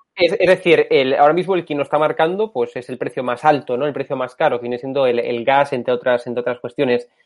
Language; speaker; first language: Spanish; native; Spanish